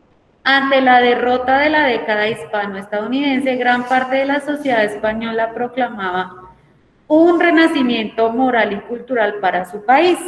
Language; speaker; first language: Spanish; native; Spanish